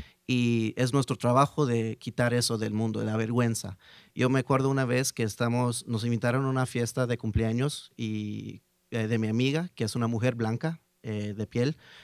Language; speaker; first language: Spanish; early bilingual, heritage; Spanish